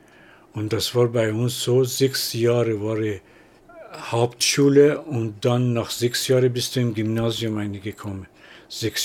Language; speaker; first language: German; non-native, learner; Persian